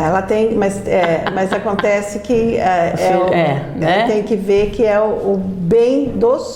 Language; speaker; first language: Portuguese; native; Portuguese